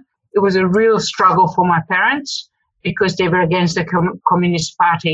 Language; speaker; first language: English; early bilingual, other home language; Hungarian